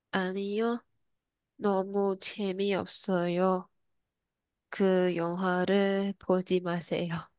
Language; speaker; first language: Korean; non-native, learner; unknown